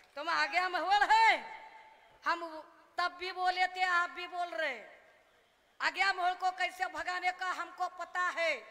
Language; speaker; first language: Hindi; non-native, local second language; Marathi